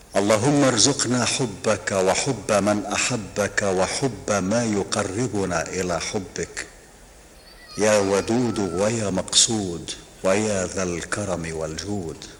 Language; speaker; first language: Arabic; non-native, fluent; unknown